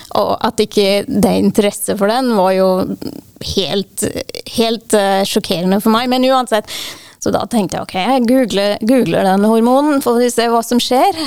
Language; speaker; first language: Norwegian; non-native, fluent; English